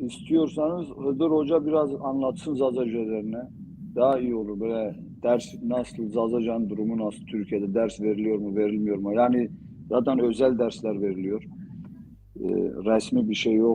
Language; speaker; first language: Turkish; non-native, local second language; Zaza